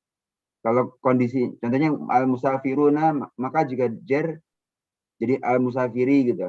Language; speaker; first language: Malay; non-native, local second language; Indonesian